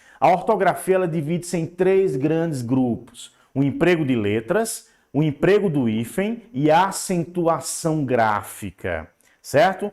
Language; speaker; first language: Portuguese; native; Portuguese